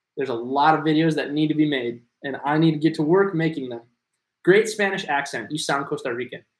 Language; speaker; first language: Spanish; non-native, fluent; English